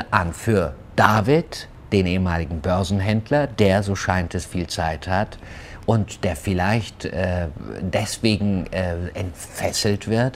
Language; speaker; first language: German; early bilingual, other home language; Turkish